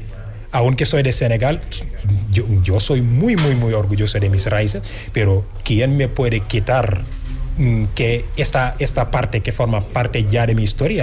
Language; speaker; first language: Spanish; non-native, fluent; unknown